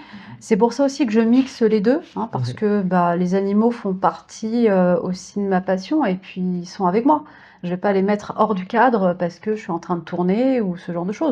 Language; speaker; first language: French; native; French